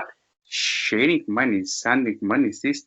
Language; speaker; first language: English; non-native, learner; Turkish